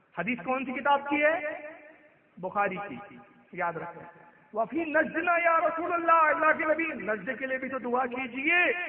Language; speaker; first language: Urdu; native; Urdu